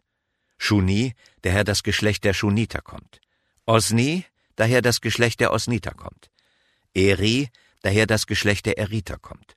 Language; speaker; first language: German; native; German